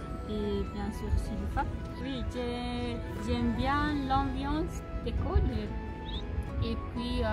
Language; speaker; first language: French; non-native, learner; Japanese